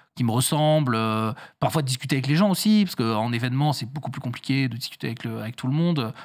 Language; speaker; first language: French; native; French